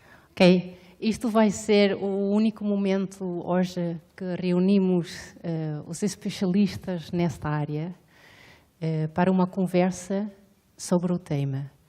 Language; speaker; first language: Portuguese; non-native, fluent; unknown